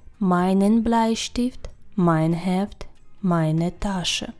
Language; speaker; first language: German; non-native, fluent; Ukrainian